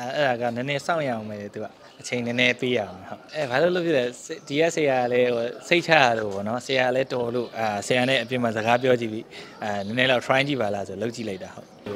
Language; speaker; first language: Burmese; native; Burmese